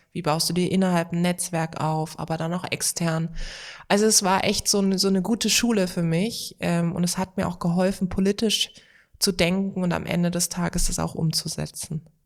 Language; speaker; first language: German; early bilingual, other home language; Turkish